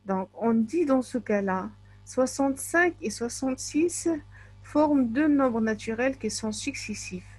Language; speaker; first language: French; non-native, local second language; Arabic